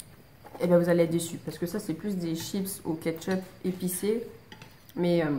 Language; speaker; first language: French; native; French